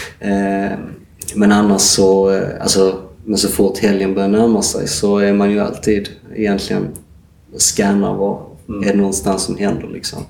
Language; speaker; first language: Swedish; native; Swedish